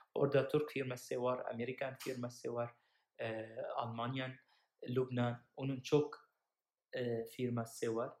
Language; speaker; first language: Turkish; non-native, fluent; Arabic